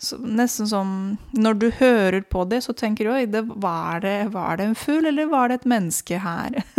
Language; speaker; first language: Norwegian; non-native, fluent; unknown